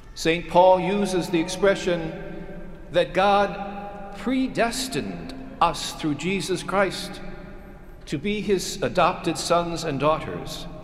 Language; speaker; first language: English; native; English